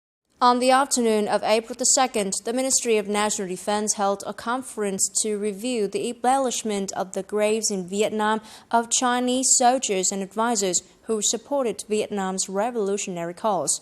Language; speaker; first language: English; non-native, fluent; Vietnamese